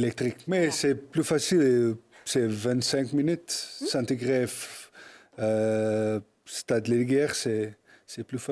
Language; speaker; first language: French; non-native, learner; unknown